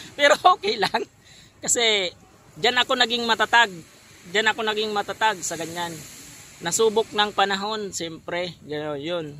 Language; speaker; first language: Filipino; non-native, local second language; Bikol